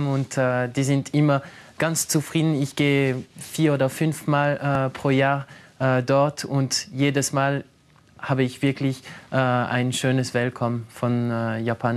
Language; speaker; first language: German; non-native, local second language; French